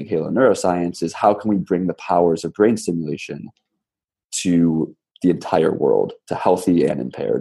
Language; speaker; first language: English; native; English